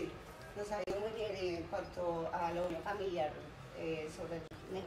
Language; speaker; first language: Spanish; native; Spanish